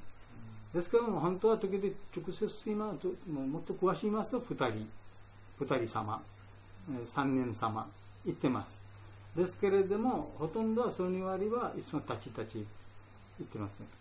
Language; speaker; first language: Japanese; non-native, learner; Bangla